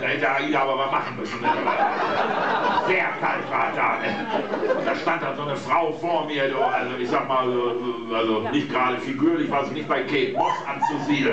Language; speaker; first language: German; native; German